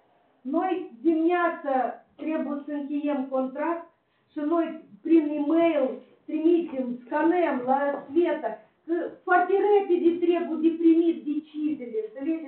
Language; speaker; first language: Romanian; non-native, local second language; Russian